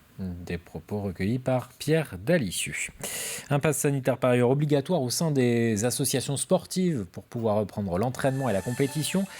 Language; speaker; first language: French; native; French